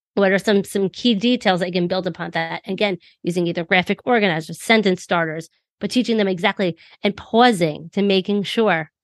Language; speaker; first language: English; native; English